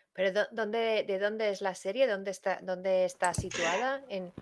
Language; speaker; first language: Spanish; native; Spanish